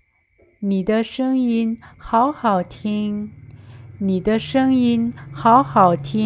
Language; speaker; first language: Chinese; non-native, fluent; Lao